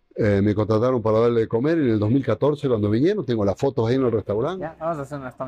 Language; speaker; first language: Spanish; native; Spanish